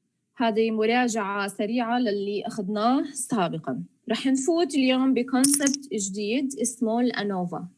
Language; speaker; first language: Arabic; native; Arabic